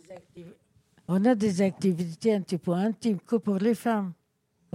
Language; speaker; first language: French; non-native, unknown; Persian